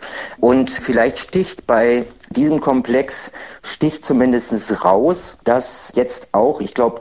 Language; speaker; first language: German; native; German